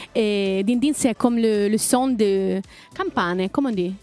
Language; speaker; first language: French; non-native, learner; Italian